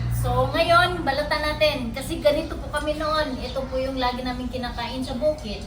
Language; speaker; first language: Filipino; non-native, local second language; Cebuano